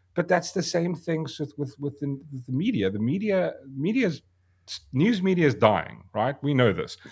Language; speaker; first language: English; native; English